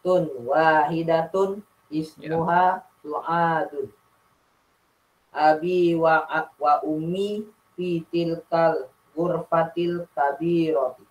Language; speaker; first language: Arabic; non-native, learner; Indonesian